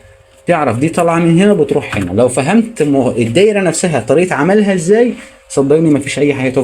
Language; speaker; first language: Arabic; native; Arabic